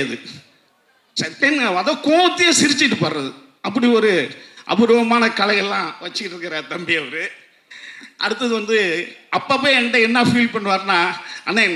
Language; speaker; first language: Tamil; native; Tamil